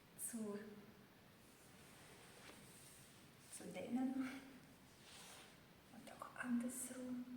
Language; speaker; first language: German; non-native, fluent; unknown